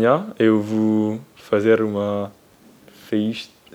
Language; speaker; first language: Portuguese; non-native, learner; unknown